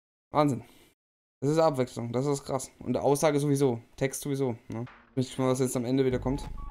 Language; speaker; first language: German; native; German